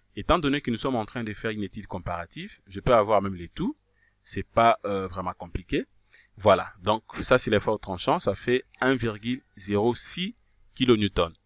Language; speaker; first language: French; non-native, local second language; Kongo